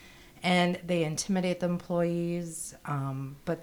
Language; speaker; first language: English; native; English